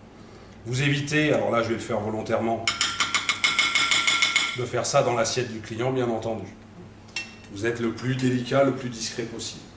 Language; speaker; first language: French; native; French